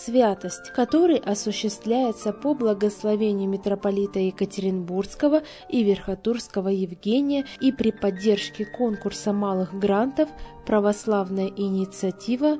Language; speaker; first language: Russian; native; Russian